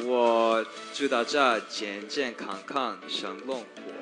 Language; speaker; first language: Chinese; non-native, learner; English